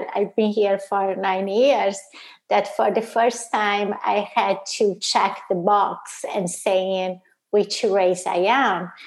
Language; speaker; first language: English; non-native, fluent; Portuguese